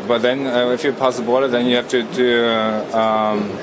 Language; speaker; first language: English; non-native, fluent; German